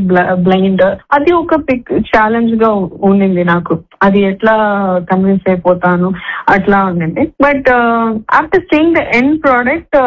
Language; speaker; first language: Telugu; non-native, fluent; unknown